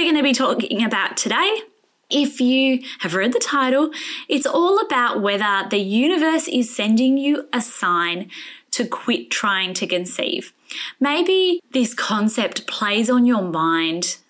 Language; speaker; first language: English; native; English